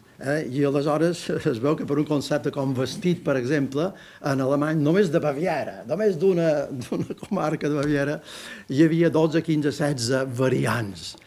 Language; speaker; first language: Catalan; native; Catalan